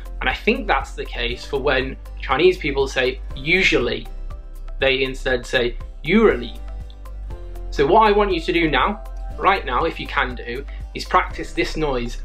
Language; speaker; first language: English; native; English